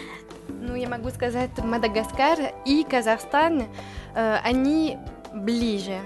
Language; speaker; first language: Russian; non-native, learner; French